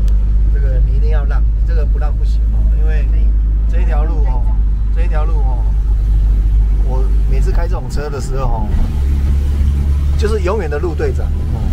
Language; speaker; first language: Chinese; native; Chinese